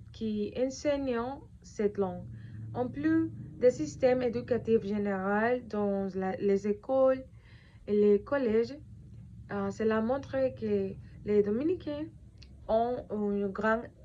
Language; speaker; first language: French; non-native, fluent; Spanish